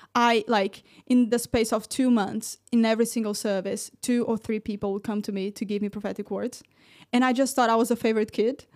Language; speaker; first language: English; non-native, fluent; Portuguese